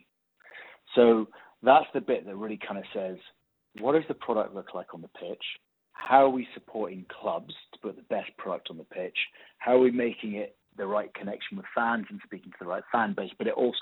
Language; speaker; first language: English; native; English